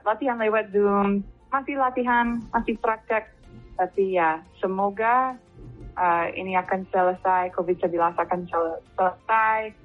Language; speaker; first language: Indonesian; non-native, fluent; English